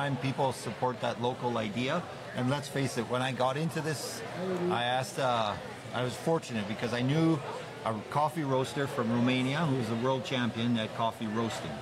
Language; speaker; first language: English; native; English